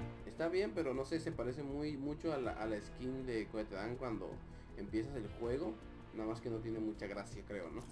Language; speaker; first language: Spanish; native; Spanish